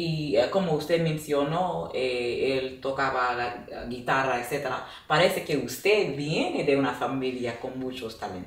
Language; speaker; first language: Spanish; non-native, fluent; English